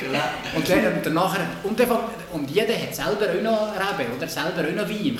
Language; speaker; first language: German; native; German